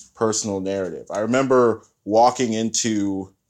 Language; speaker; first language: English; early bilingual, other home language; Yoruba